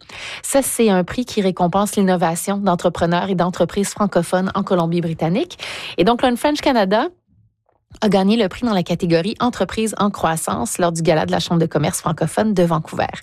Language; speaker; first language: French; native; French